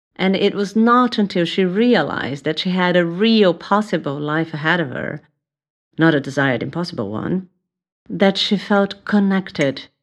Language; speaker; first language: English; non-native, fluent; Portuguese